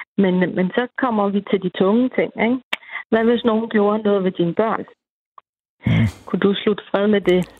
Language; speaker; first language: Danish; native; Danish